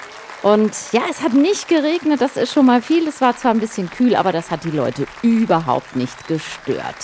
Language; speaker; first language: German; native; German